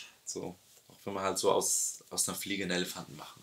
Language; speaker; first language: German; early bilingual, other home language; Albanian